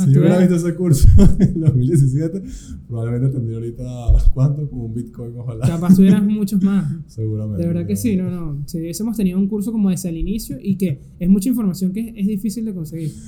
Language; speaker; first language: Spanish; native; Spanish